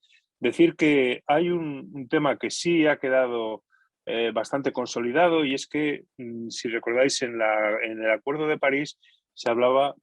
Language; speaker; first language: Spanish; native; Spanish